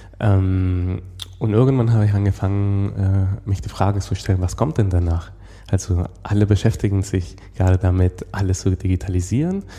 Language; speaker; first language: German; non-native, fluent; Spanish